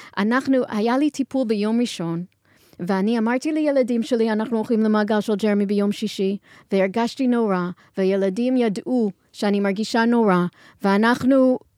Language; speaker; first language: Hebrew; non-native, fluent; English